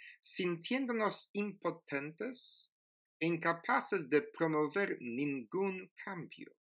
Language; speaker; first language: Spanish; non-native, fluent; Polish